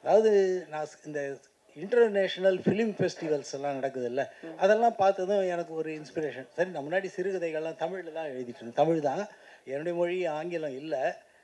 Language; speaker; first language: Tamil; native; Tamil